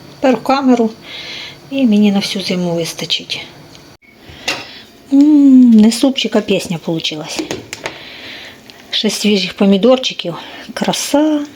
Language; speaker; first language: Ukrainian; native; Ukrainian